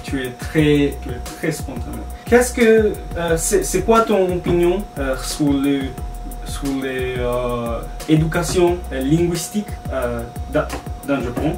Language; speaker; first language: French; non-native, learner; Japanese